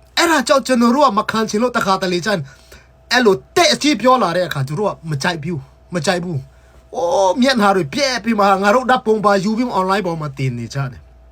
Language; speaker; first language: Burmese; non-native, local second language; Hakha Chin